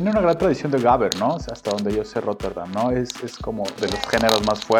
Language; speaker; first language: Spanish; native; Spanish